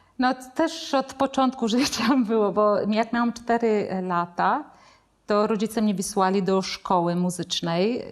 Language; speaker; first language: Polish; non-native, fluent; Italian